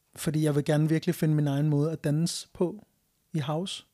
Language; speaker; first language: Danish; early bilingual, other home language; Thai